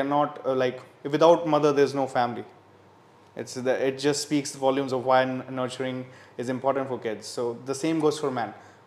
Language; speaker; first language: English; non-native, local second language; Hindi